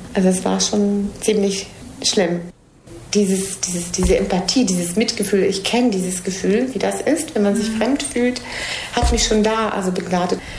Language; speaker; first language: German; non-native, fluent; Serbian